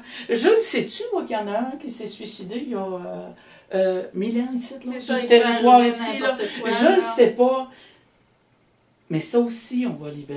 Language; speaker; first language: French; native; French